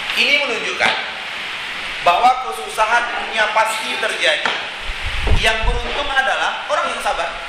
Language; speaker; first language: Indonesian; non-native, local second language; Minangkabau